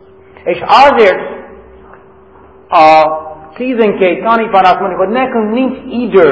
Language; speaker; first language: Hungarian; non-native, fluent; English